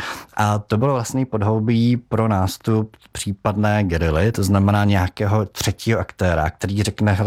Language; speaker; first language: Czech; native; Czech